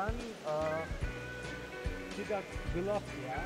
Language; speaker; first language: Indonesian; non-native, fluent; Turkish